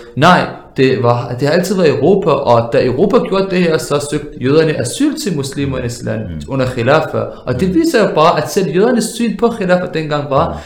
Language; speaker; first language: Danish; early bilingual, other home language; Arabic